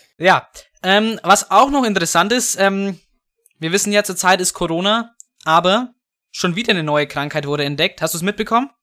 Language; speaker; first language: German; native; German